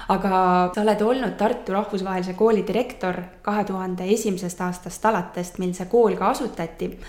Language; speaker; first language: Estonian; native; Estonian